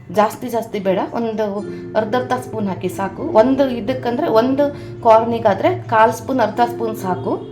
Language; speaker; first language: Kannada; non-native, local second language; Konkani